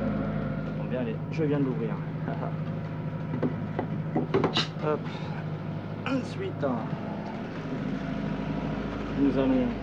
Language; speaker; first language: French; native; French